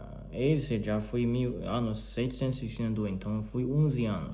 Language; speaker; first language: Portuguese; non-native, learner; Chinese